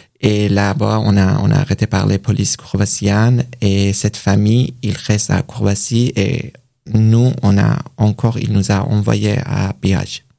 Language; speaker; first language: French; non-native, learner; Persian